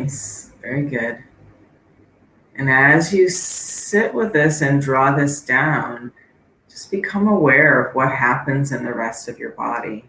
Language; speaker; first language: English; native; English